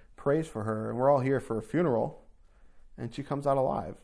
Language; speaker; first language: English; native; English